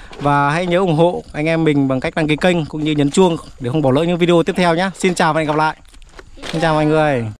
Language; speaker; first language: Vietnamese; native; Vietnamese